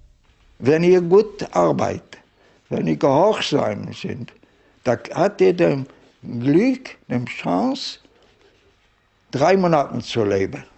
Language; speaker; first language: German; non-native, learner; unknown